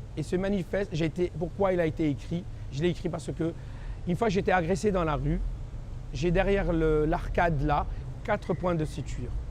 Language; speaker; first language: French; non-native, local second language; Kabyle